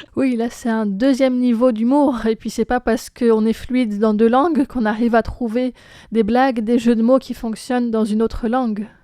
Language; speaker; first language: French; native; French